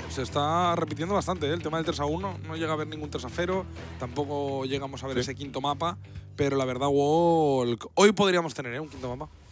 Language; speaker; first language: Spanish; native; Spanish